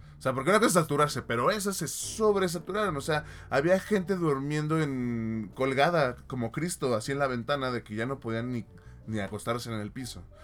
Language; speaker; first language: Spanish; native; Spanish